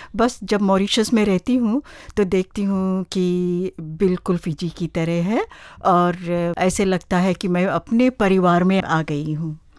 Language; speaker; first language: Hindi; native; Hindi